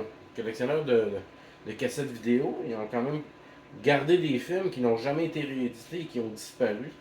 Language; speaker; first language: French; native; French